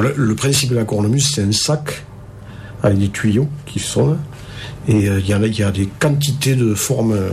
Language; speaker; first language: French; native; French